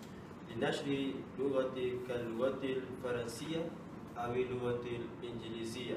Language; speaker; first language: Arabic; non-native, learner; Malay